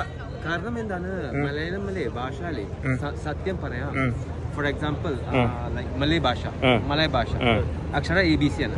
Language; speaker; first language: Malayalam; non-native, learner; Chinese